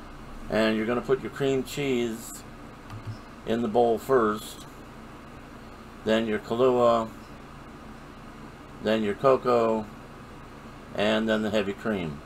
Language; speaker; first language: English; native; English